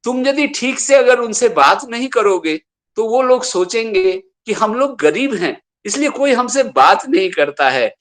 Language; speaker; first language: Hindi; non-native, local second language; Bangla